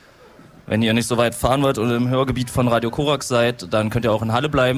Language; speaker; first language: German; native; German